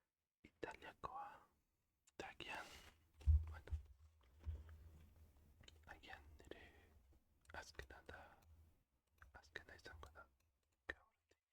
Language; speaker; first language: Basque; non-native, learner; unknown